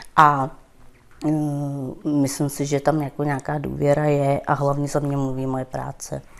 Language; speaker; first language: Czech; non-native, local second language; Romany